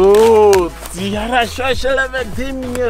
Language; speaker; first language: Russian; non-native, learner; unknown